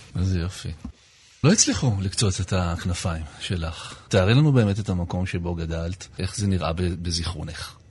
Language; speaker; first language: Hebrew; native; Hebrew